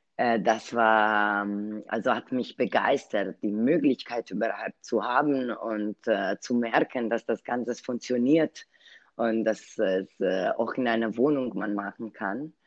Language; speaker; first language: German; non-native, learner; Italian